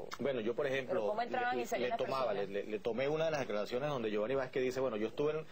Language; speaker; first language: Spanish; native; Spanish